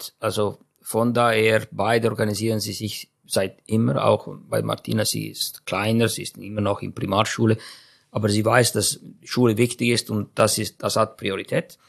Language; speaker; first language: German; non-native, fluent; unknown